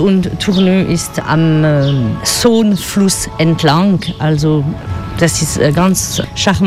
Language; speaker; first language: German; non-native, fluent; French